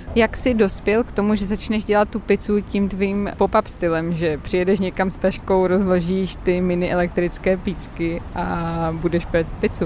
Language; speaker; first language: Czech; native; Czech